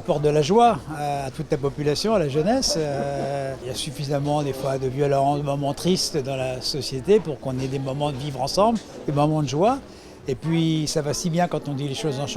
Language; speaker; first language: French; native; French